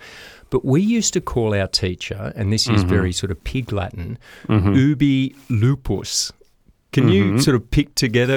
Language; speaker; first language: English; native; English